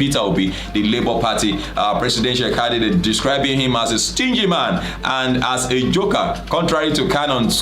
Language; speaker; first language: English; non-native, local second language; Yoruba